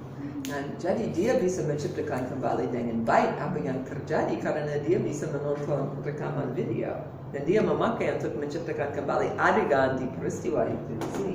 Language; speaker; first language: Indonesian; non-native, fluent; English